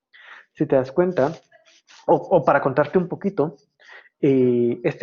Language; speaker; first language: Spanish; native; Spanish